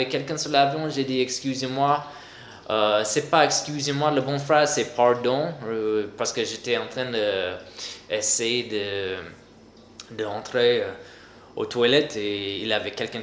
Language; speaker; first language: French; non-native, fluent; English